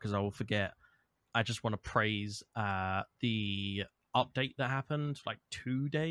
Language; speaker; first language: English; native; English